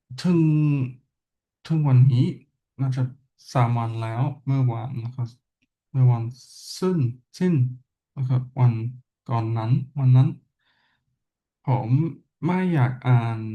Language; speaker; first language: Thai; non-native, learner; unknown